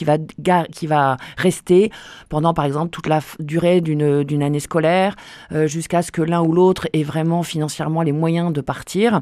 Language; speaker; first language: French; native; French